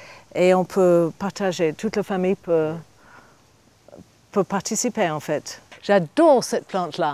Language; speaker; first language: French; non-native, fluent; English